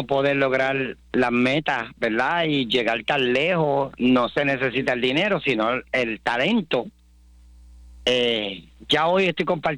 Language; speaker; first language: Spanish; native; Spanish